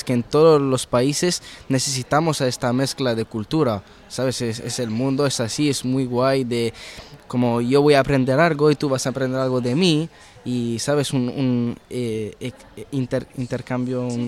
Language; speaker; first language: Spanish; early bilingual, heritage; Arabic